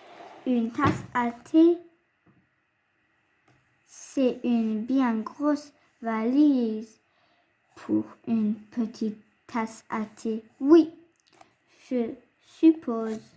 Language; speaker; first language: French; non-native, fluent; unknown